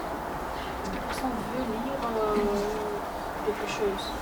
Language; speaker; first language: French; non-native, fluent; Russian